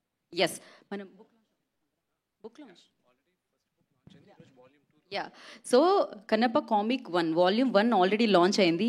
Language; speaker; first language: Telugu; native; Telugu